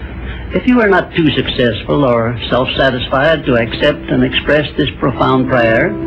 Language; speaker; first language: English; native; English